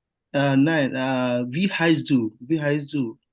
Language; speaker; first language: German; non-native, learner; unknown